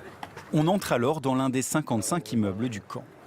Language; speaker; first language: French; native; French